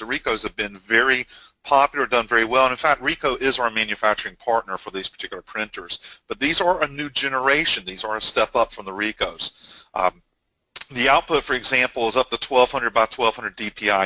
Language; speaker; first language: English; native; English